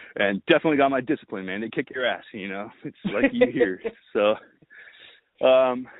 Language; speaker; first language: English; early bilingual, other home language; Romanian